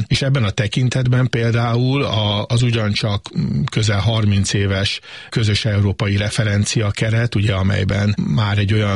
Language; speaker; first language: Hungarian; native; Hungarian